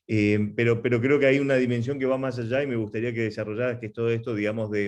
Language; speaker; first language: Spanish; native; Spanish